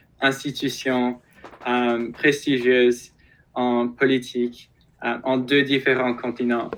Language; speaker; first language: French; non-native, local second language; English